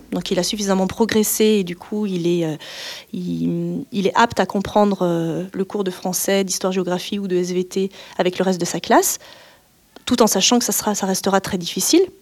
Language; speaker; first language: French; native; French